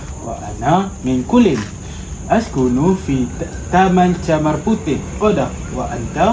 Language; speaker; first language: Arabic; non-native, learner; Malay